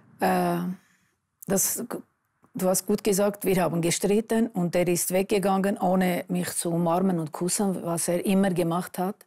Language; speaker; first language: German; non-native, fluent; Armenian